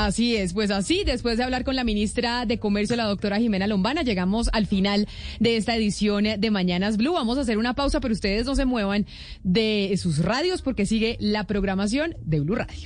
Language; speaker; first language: Spanish; native; Spanish